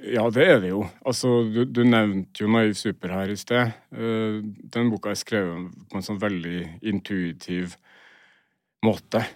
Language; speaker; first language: Norwegian; native; Norwegian